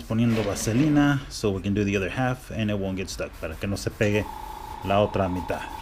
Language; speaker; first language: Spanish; early bilingual, heritage; Spanish